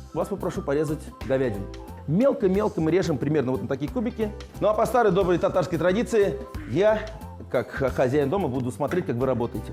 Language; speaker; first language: Russian; native; Russian